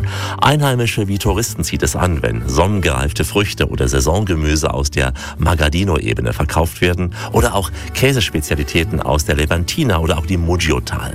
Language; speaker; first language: German; native; German